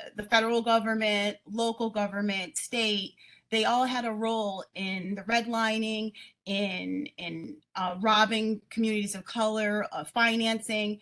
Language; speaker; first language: English; native; English